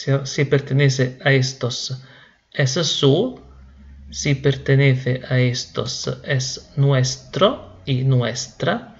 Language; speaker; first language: Spanish; non-native, fluent; Italian